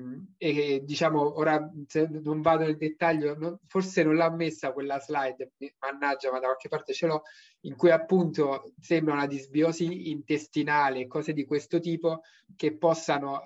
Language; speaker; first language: Italian; native; Italian